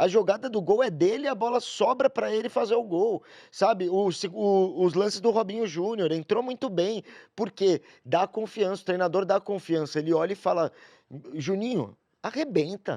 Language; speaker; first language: Portuguese; native; Portuguese